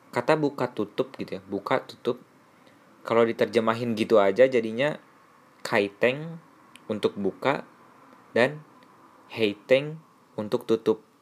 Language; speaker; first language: Indonesian; native; Indonesian